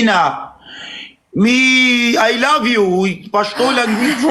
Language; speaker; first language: English; non-native, learner; Pashto